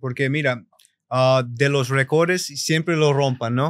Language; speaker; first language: Spanish; early bilingual, other home language; English